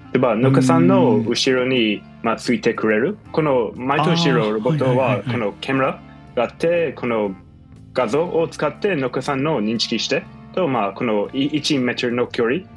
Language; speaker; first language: Japanese; non-native, fluent; English